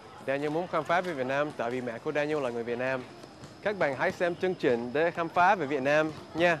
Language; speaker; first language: Vietnamese; non-native, fluent; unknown